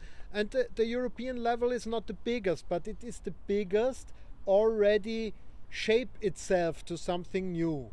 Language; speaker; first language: English; non-native, fluent; German